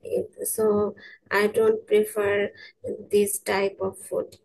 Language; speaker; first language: English; non-native, learner; Bangla